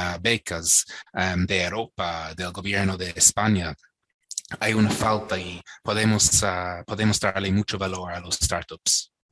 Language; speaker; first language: Spanish; non-native, fluent; English